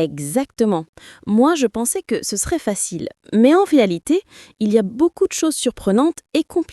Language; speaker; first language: French; non-native, fluent; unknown